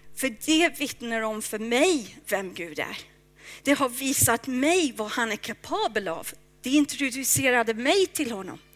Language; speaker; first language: Swedish; non-native, fluent; English